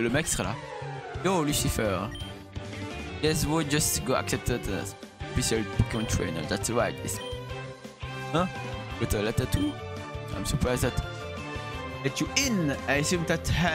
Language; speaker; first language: English; non-native, learner; French